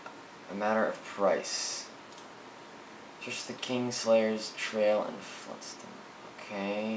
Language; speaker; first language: English; native; English